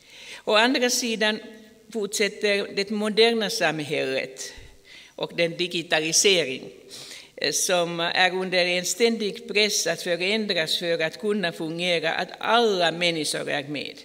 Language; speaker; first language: Swedish; non-native, fluent; Finnish